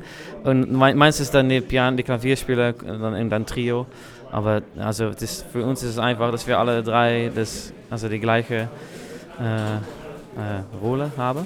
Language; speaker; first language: German; non-native, learner; Dutch